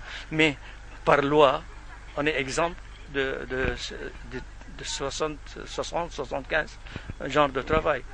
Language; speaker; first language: French; non-native, fluent; Arabic